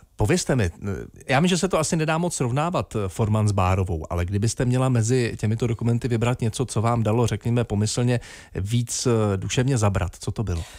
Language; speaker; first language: Czech; native; Czech